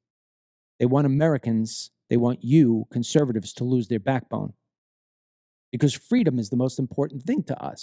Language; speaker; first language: English; native; English